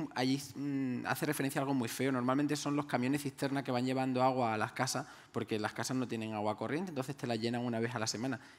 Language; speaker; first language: Spanish; non-native, local second language; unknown